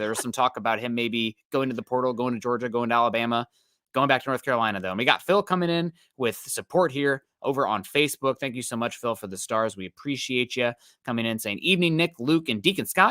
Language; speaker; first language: English; native; English